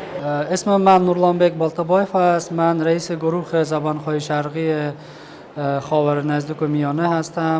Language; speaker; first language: Persian; non-native, fluent; Kyrgyz